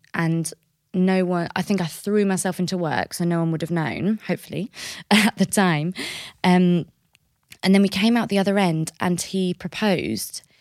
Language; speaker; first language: English; native; English